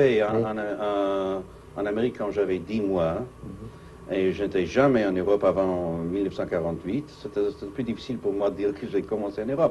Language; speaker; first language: French; non-native, fluent; English